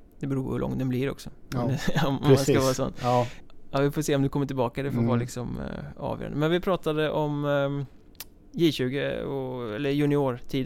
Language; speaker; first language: Swedish; native; Swedish